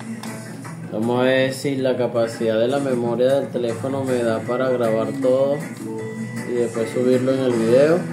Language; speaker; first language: Spanish; native; Spanish